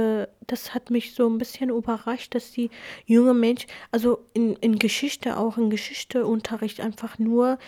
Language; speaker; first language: German; non-native, fluent; Kurdish